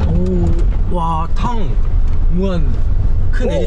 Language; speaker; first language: Thai; non-native, learner; Korean